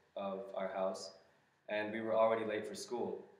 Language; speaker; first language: English; native; English